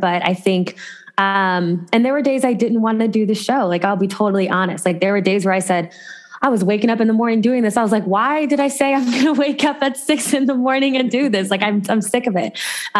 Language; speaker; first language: English; native; English